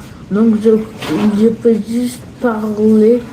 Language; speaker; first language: French; non-native, learner; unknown